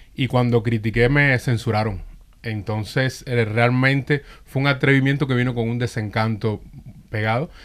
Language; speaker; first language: Spanish; native; Spanish